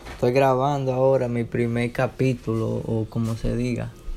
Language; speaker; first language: Spanish; early bilingual, heritage; Spanish